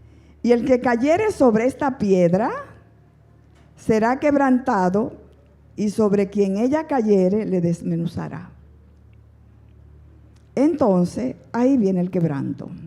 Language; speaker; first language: Spanish; native; Spanish